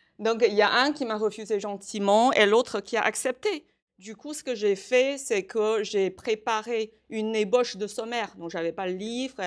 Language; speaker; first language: French; non-native, fluent; Chinese